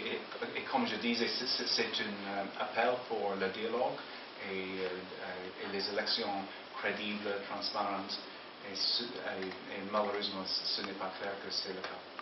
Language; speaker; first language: French; non-native, fluent; English